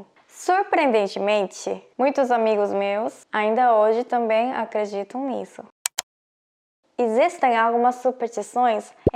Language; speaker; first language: Portuguese; non-native, fluent; Korean